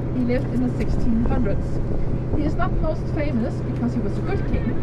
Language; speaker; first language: English; non-native, fluent; Danish